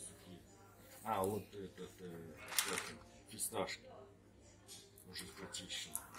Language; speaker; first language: Russian; native; Russian